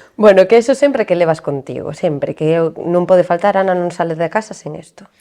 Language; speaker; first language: Galician; non-native, local second language; Spanish